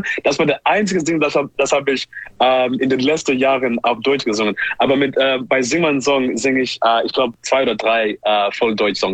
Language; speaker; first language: German; non-native, learner; English